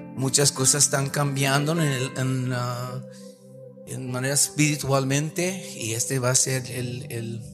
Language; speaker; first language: Spanish; early bilingual, heritage; Spanish